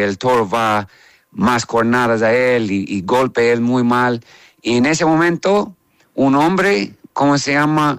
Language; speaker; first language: Spanish; non-native, learner; English